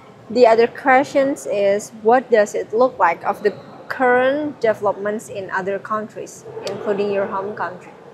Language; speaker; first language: English; non-native, fluent; Indonesian